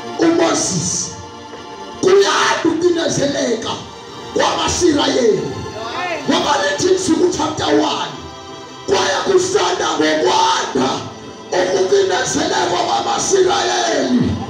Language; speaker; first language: Zulu; non-native, local second language; Xhosa